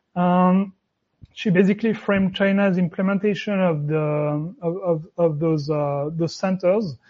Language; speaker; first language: English; non-native, fluent; French